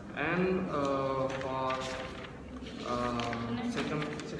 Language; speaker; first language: English; non-native, learner; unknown